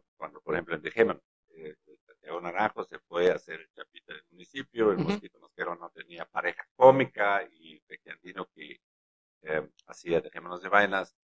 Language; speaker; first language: Spanish; non-native, fluent; German